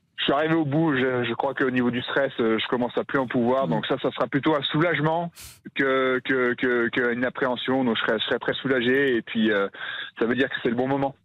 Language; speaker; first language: French; native; French